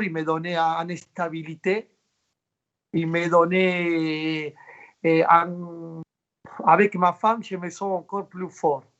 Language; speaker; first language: French; non-native, fluent; Spanish